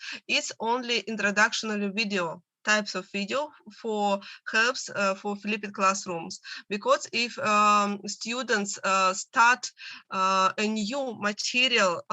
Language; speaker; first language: English; non-native, learner; Russian